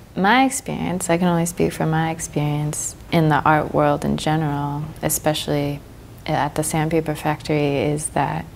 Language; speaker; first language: English; native; English